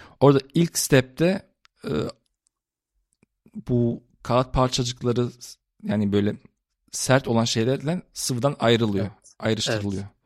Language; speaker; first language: Turkish; early bilingual, heritage; Turkish